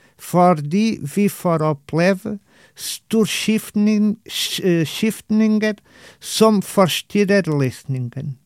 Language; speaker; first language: Norwegian; non-native, fluent; Portuguese